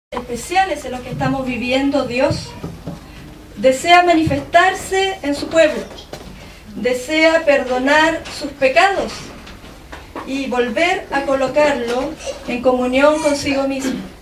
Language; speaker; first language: Spanish; native; Spanish